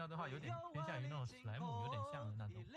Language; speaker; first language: Chinese; native; Chinese